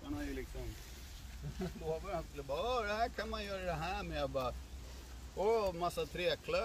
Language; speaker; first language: Swedish; native; Swedish